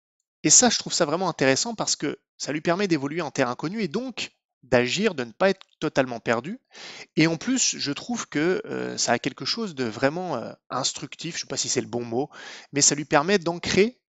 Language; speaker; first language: French; native; French